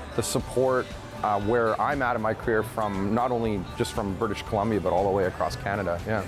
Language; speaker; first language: English; native; English